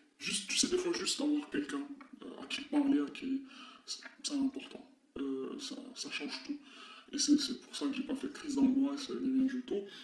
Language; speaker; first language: French; non-native, local second language; Arabic